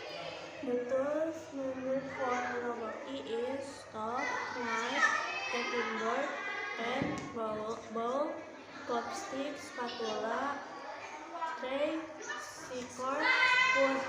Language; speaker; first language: English; non-native, learner; Indonesian